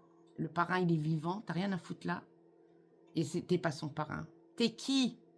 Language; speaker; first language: French; native; French